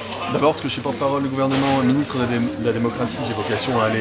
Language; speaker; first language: French; native; French